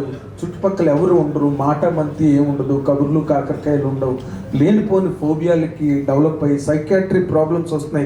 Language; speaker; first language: Telugu; native; Telugu